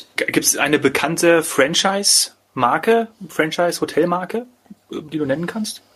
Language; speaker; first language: German; native; German